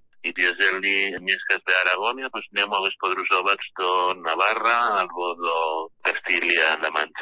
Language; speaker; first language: Polish; non-native, learner; Spanish